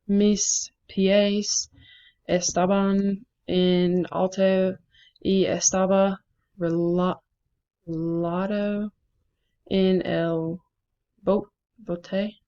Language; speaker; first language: Spanish; non-native, learner; English